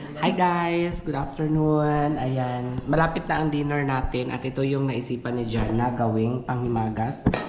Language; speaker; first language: Filipino; non-native, local second language; Cebuano